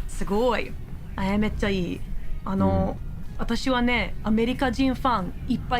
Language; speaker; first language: Japanese; non-native, learner; English